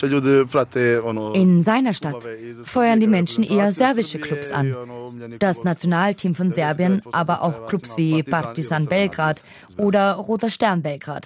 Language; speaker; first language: German; native; German